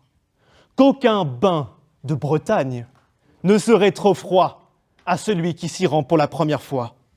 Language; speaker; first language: French; native; French